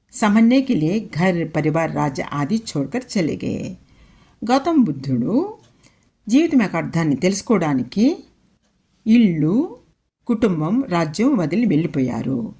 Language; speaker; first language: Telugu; non-native, local second language; Urdu